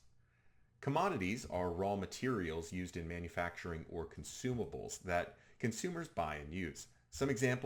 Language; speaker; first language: English; native; English